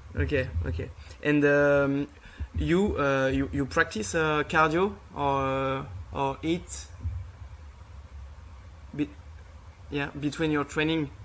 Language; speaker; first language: English; non-native, learner; French